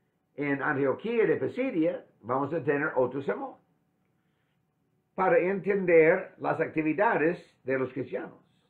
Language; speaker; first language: Spanish; non-native, fluent; English